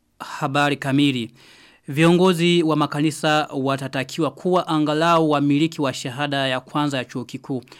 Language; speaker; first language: Swahili; non-native, local second language; Rundi